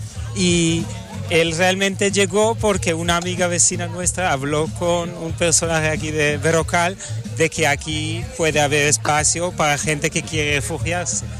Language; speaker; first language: Spanish; non-native, fluent; Hebrew